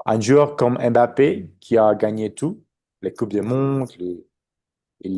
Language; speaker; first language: French; non-native, learner; Spanish